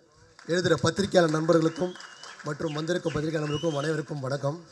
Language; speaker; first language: Tamil; native; Tamil